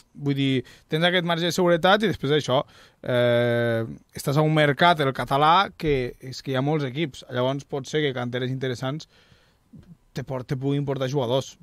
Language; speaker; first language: Catalan; native; Catalan